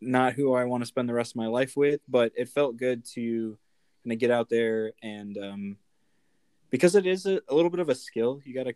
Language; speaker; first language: English; native; English